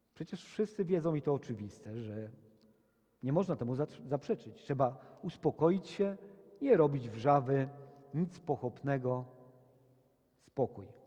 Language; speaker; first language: Polish; native; Polish